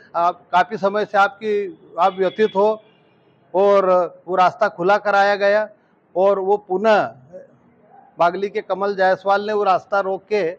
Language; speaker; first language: Hindi; native; Hindi